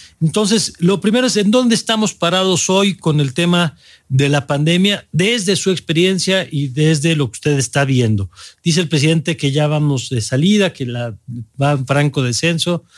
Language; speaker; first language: Spanish; native; Spanish